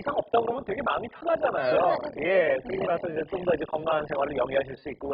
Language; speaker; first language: Korean; native; Korean